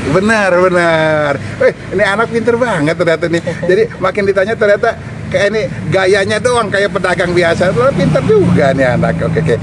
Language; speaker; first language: Indonesian; native; Indonesian